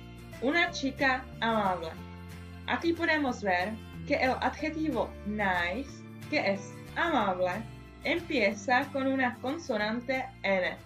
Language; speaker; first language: Spanish; non-native, fluent; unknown